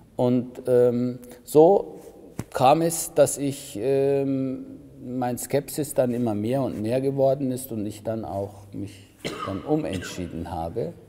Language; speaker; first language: German; early bilingual, other home language; Turkish